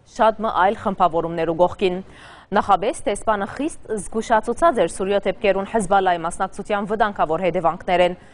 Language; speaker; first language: Armenian; early bilingual, heritage; Armenian